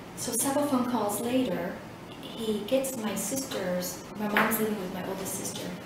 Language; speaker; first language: English; early bilingual, other home language; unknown